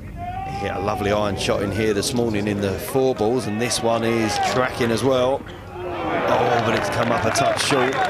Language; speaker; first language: English; native; English